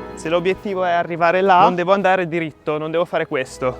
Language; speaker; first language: Italian; native; Italian